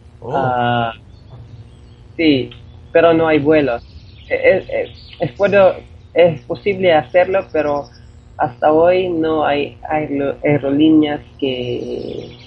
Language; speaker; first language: Spanish; non-native, fluent; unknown